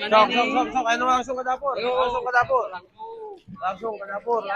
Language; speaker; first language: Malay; non-native, local second language; Sundanese